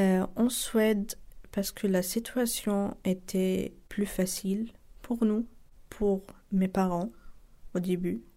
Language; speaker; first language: French; non-native, local second language; Arabic